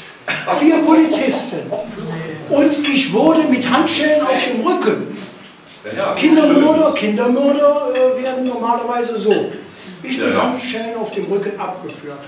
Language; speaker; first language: German; native; German